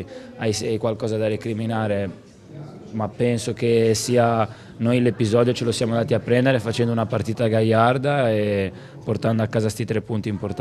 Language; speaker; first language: Italian; native; Italian